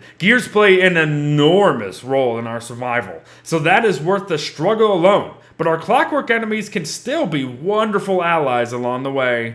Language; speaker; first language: English; native; English